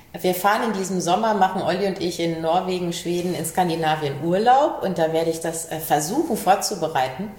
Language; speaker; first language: German; native; German